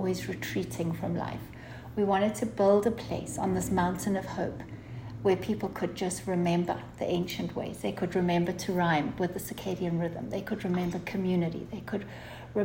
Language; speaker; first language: English; native; English